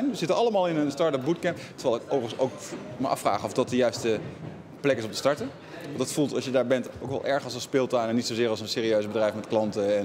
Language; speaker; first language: Dutch; native; Dutch